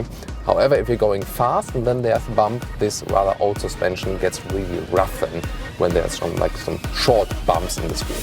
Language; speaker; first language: English; non-native, fluent; German